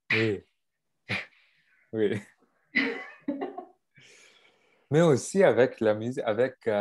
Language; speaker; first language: French; non-native, local second language; English